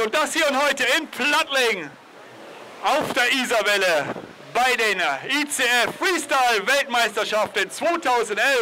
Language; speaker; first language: German; native; German